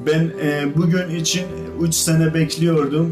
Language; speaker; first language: Turkish; non-native, fluent; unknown